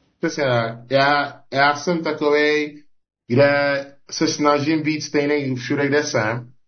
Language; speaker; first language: Czech; non-native, fluent; English